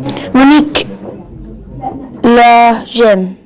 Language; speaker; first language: French; non-native, learner; English